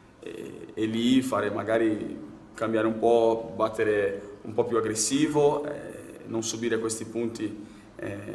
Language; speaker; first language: Italian; non-native, fluent; Portuguese